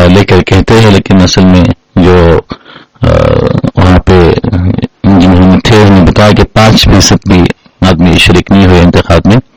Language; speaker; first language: Urdu; non-native, fluent; Bangla